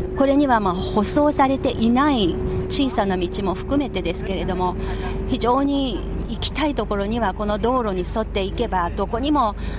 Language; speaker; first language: Japanese; non-native, fluent; Chinese